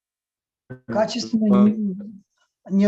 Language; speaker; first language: Russian; native; Russian